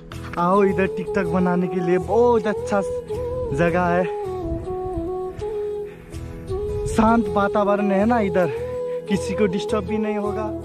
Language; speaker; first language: Hindi; non-native, learner; Nepali